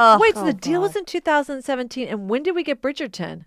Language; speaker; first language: English; native; English